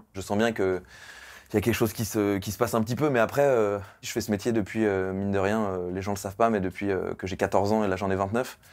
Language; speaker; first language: French; native; French